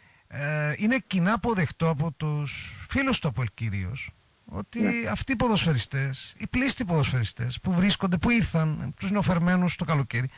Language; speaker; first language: Greek; native; Greek